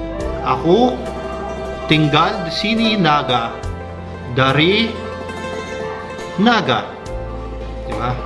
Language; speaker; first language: Indonesian; non-native, learner; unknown